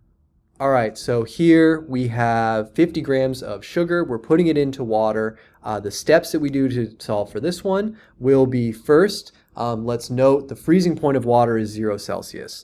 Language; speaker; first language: English; native; English